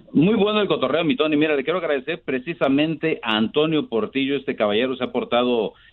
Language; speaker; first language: Spanish; native; Spanish